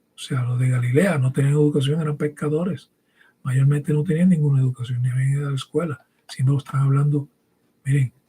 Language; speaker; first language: Spanish; early bilingual, heritage; Spanish